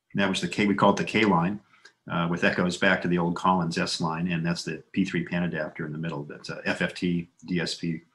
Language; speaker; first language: English; native; English